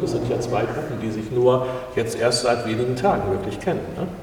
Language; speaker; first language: German; native; German